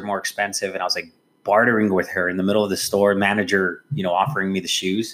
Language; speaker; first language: English; native; English